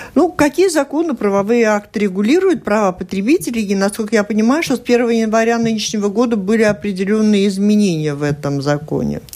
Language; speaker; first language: Russian; native; Russian